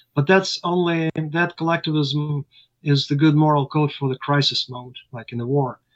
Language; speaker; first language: English; non-native, fluent; Ukrainian